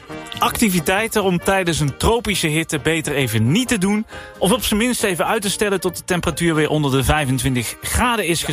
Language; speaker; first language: Dutch; native; Dutch